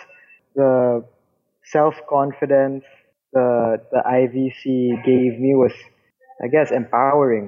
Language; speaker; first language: English; non-native, local second language; Filipino